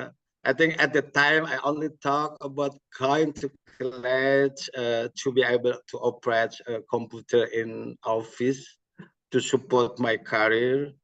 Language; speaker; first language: English; non-native, learner; Indonesian